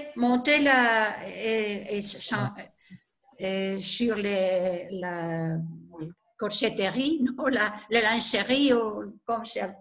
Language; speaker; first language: French; non-native, learner; Spanish